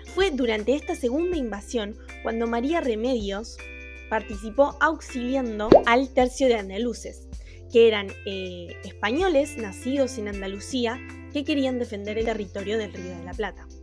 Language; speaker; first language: Spanish; native; Spanish